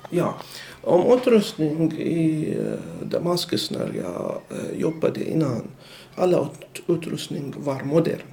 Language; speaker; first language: Swedish; non-native, learner; Arabic